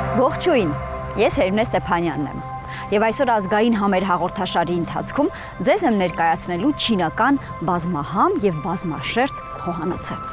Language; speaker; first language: Armenian; native; Armenian